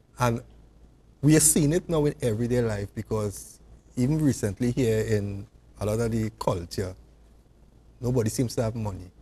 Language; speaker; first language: English; native; English